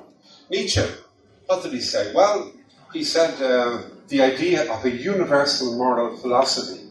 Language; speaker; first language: English; native; English